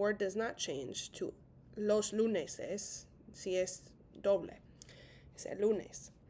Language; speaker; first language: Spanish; non-native, fluent; English